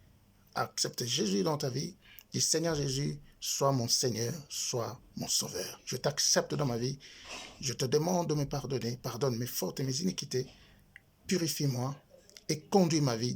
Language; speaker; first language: French; non-native, local second language; Lingala